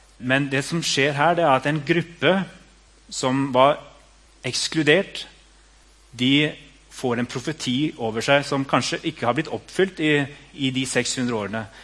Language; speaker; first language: Norwegian; native; Norwegian